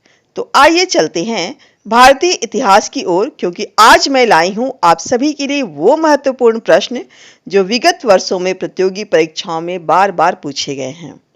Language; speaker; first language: Hindi; native; Hindi